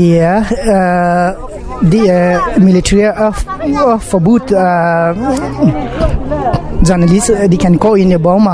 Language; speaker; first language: Danish; non-native, learner; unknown